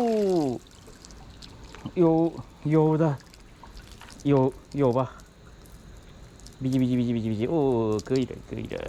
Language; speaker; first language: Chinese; non-native, learner; Japanese